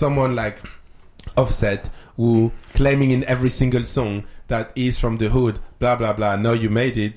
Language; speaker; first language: English; non-native, fluent; French